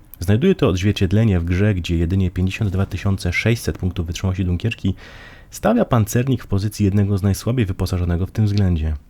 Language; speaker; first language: Polish; native; Polish